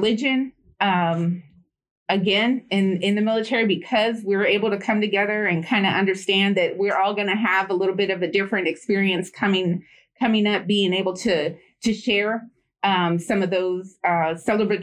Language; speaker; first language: English; native; English